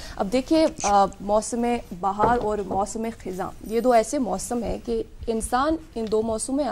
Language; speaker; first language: Hindi; non-native, local second language; Kashmiri